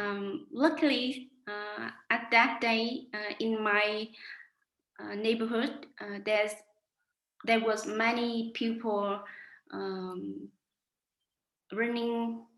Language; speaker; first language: English; non-native, learner; Vietnamese